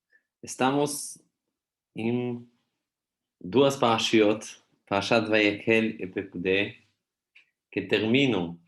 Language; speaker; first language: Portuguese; non-native, fluent; Hebrew